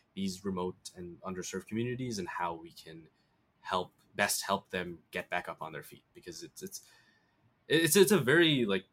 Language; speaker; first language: English; early bilingual, other home language; Bangla